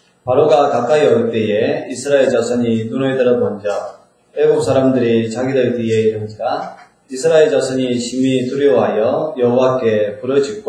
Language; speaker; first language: Korean; native; Korean